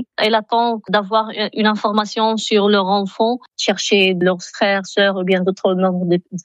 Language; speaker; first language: French; non-native, local second language; Arabic